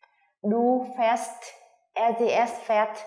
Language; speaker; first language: German; non-native, fluent; Vietnamese